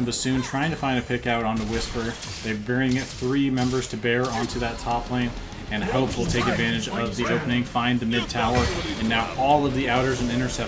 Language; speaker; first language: English; native; English